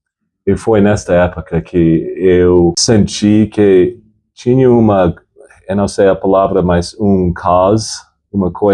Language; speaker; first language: Portuguese; non-native, fluent; English